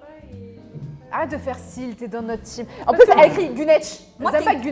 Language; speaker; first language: French; native; French